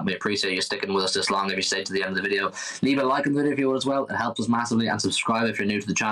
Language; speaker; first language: English; native; English